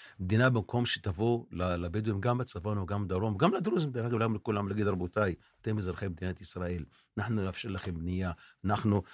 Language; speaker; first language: Hebrew; non-native, local second language; Arabic